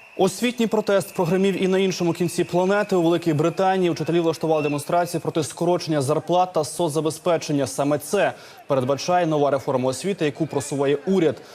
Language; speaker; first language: Ukrainian; native; Ukrainian